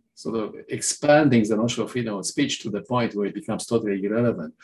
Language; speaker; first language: English; non-native, fluent; Romanian